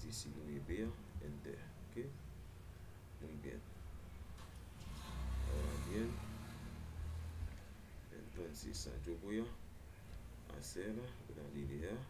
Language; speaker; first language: Spanish; non-native, learner; Haitian Creole